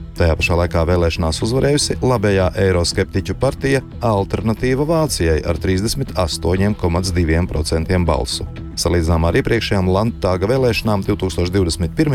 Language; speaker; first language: Latvian; native; Latvian